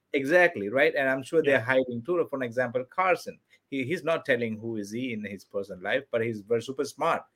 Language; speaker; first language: English; non-native, local second language; Tamil